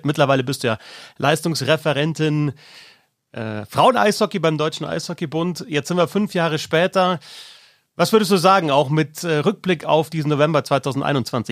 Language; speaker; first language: German; native; German